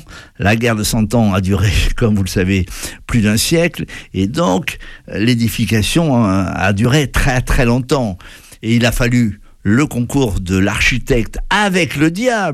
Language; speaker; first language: French; native; French